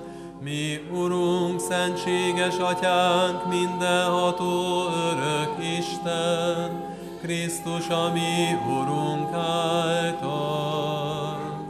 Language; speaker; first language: Hungarian; native; Hungarian